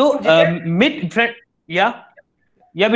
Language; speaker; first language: German; non-native, learner; Hindi